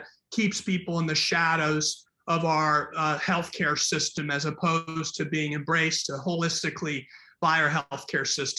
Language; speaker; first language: English; native; English